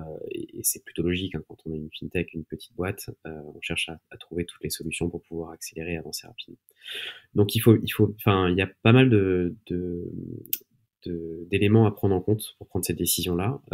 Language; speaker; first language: French; native; French